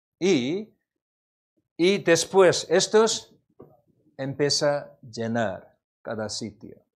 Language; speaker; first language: Spanish; non-native, learner; Korean